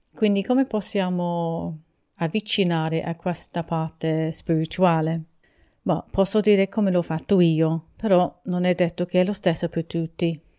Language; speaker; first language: Italian; non-native, fluent; English